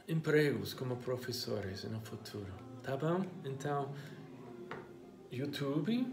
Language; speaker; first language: Portuguese; non-native, fluent; English